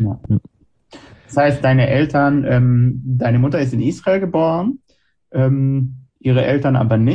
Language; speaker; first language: German; non-native, fluent; Hebrew